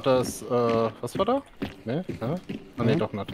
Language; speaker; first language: German; native; German